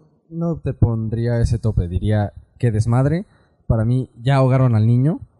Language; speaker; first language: Spanish; native; Spanish